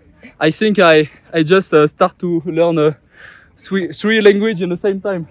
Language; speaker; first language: English; non-native, learner; French